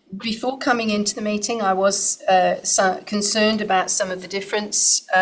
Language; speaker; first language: English; native; English